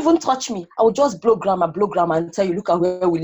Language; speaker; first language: English; non-native, local second language; Igbo